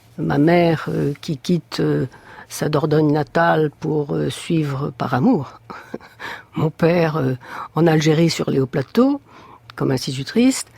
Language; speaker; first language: French; native; French